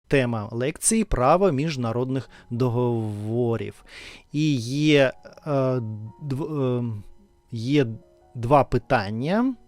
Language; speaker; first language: Ukrainian; non-native, learner; Russian